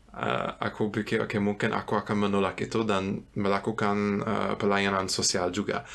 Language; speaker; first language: Indonesian; non-native, fluent; German